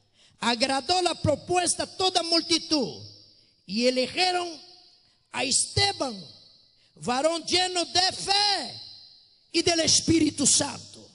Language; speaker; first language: Spanish; non-native, fluent; Portuguese